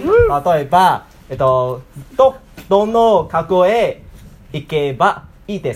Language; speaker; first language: Japanese; non-native, learner; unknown